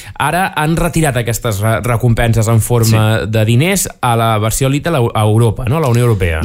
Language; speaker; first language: Catalan; native; Catalan